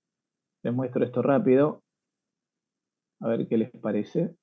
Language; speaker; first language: Spanish; native; Spanish